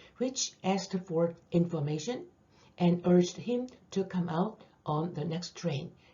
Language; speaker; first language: English; non-native, fluent; Korean